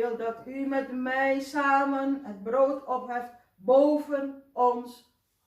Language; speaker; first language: Dutch; non-native, fluent; Indonesian